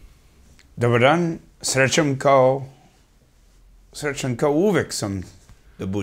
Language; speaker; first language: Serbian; early bilingual, heritage; English